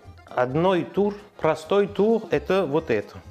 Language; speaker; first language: Russian; non-native, learner; French